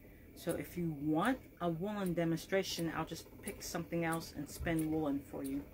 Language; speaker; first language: English; native; English